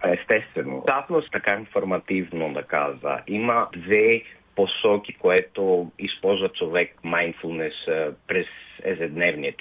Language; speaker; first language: Bulgarian; non-native, fluent; Greek